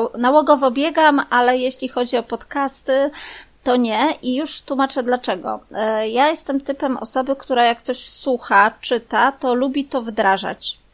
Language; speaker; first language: Polish; native; Polish